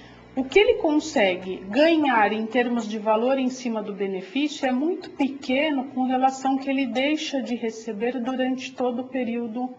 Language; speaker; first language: Portuguese; native; Portuguese